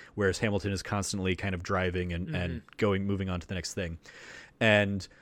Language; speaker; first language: English; native; English